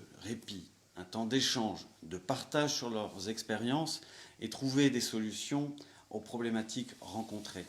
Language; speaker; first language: French; native; French